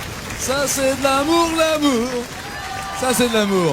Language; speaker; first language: French; native; French